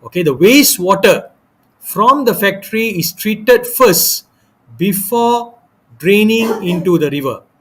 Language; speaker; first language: English; non-native, local second language; Malay